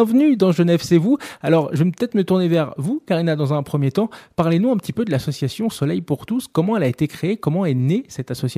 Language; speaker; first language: French; native; French